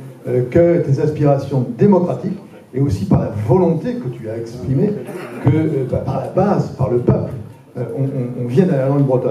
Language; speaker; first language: French; native; French